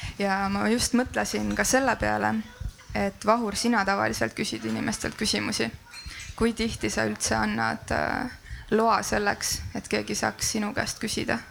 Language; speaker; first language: Estonian; native; Estonian